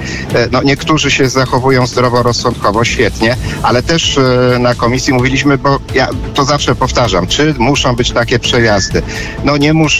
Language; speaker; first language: Polish; native; Polish